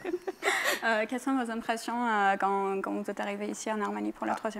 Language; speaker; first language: French; non-native, fluent; Armenian